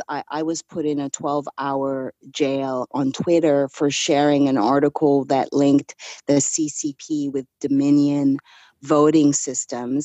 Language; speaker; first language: English; native; English